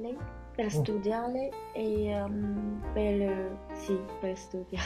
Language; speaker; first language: Italian; non-native, learner; Chinese